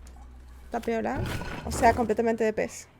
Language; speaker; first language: Spanish; native; Spanish